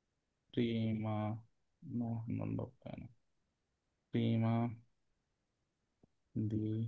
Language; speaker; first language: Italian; non-native, learner; Bangla